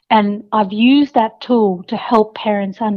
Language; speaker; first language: English; native; English